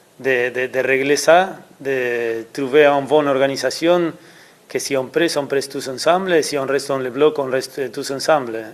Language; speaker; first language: French; non-native, learner; Spanish